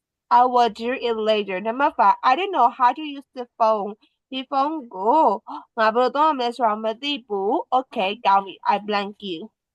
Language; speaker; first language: English; non-native, fluent; Burmese